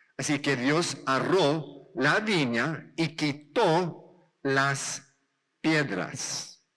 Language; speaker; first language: Spanish; non-native, learner; English